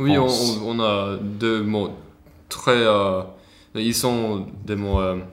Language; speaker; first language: French; non-native, learner; Swedish